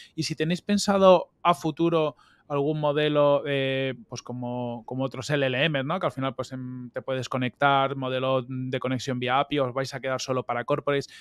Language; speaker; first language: Spanish; native; Spanish